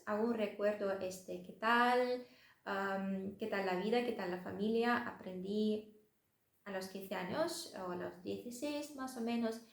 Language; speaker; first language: Spanish; non-native, fluent; Russian